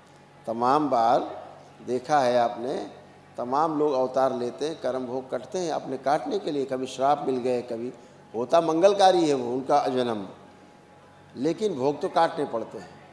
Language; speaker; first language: Hindi; native; Hindi